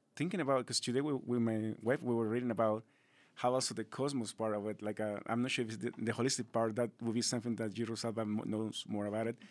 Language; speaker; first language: English; non-native, fluent; Spanish